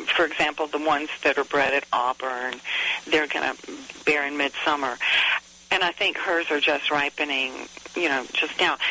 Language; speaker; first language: English; native; English